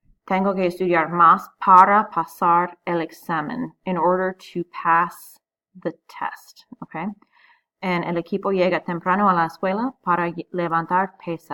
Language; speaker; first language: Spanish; non-native, fluent; English